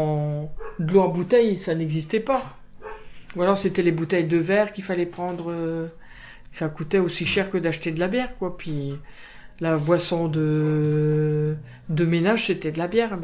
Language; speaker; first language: French; native; French